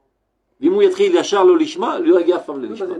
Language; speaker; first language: Hebrew; non-native, fluent; French